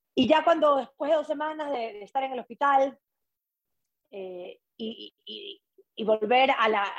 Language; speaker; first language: Spanish; native; Spanish